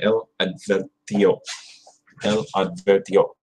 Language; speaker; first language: Spanish; non-native, learner; English